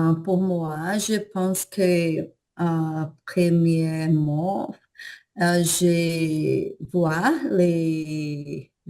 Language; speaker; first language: French; non-native, learner; Portuguese